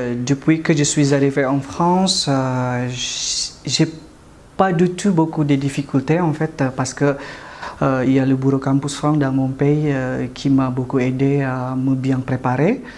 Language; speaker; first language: French; non-native, fluent; Indonesian